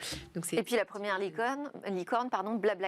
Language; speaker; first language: French; native; French